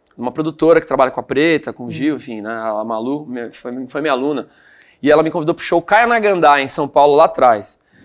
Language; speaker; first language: Portuguese; native; Portuguese